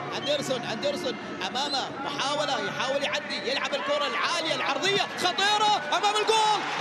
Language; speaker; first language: Arabic; native; Arabic